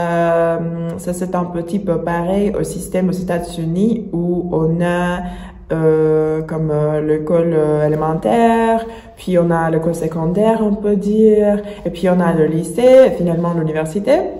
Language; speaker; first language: French; non-native, fluent; Spanish